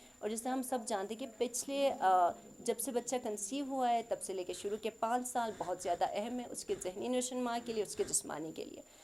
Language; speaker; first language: Urdu; non-native, local second language; Khowar